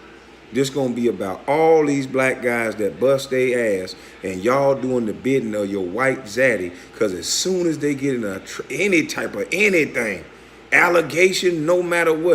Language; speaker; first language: English; native; English